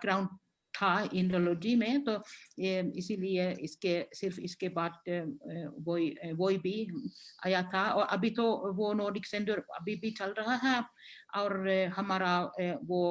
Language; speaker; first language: Hindi; non-native, fluent; Finnish